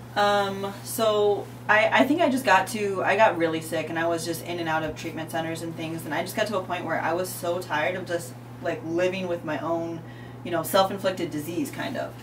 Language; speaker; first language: English; native; English